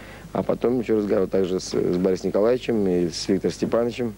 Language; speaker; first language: Russian; native; Russian